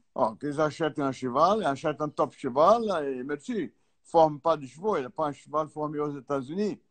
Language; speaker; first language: French; non-native, fluent; Portuguese